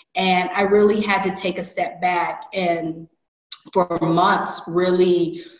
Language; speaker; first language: English; native; English